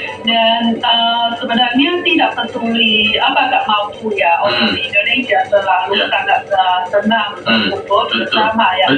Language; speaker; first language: Indonesian; non-native, fluent; Chinese